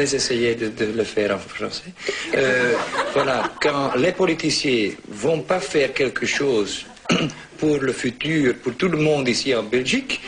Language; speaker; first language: French; non-native, local second language; Dutch